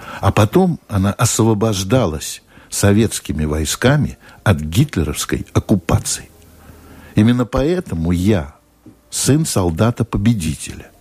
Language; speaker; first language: Russian; native; Russian